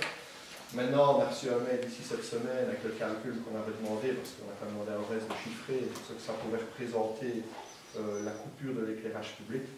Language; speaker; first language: French; native; French